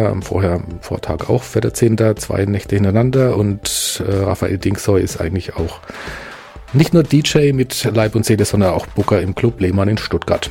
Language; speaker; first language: German; native; German